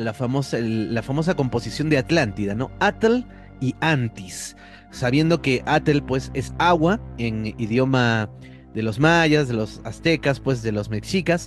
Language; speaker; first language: Spanish; native; Spanish